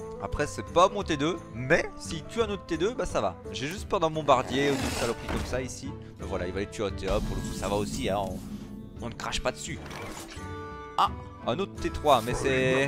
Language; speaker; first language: French; native; French